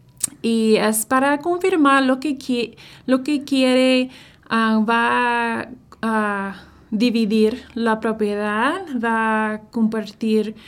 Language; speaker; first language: Spanish; non-native, fluent; English